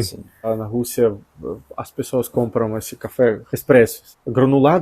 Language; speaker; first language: Portuguese; non-native, fluent; Russian